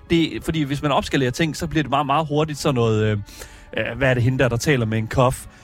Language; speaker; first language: Danish; native; Danish